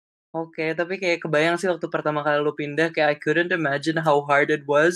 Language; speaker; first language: English; non-native, fluent; Indonesian